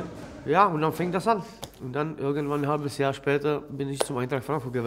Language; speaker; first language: German; non-native, learner; Czech